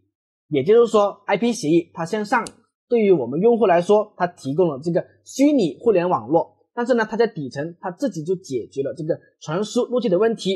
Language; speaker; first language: Chinese; native; Chinese